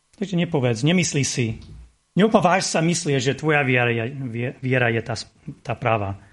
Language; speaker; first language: Slovak; non-native, fluent; English